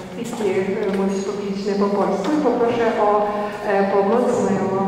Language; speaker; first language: Polish; non-native, learner; Lithuanian